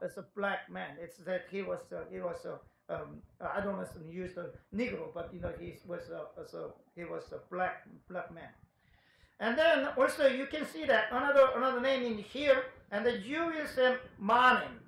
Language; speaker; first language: English; non-native, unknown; Korean